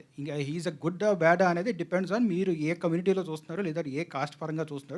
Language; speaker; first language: Telugu; native; Telugu